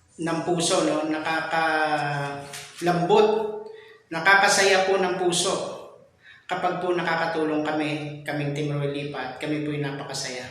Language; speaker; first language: Filipino; non-native, local second language; Bikol